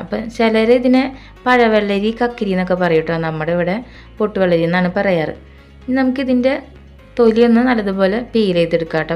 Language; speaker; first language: Malayalam; native; Malayalam